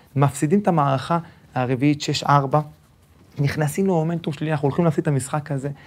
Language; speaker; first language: Hebrew; early bilingual, other home language; Spanish